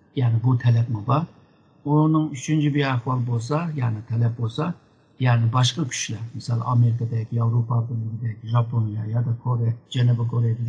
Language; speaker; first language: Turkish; non-native, learner; Uyghur